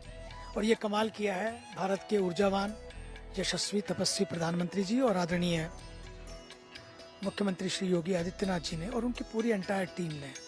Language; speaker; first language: Hindi; native; Hindi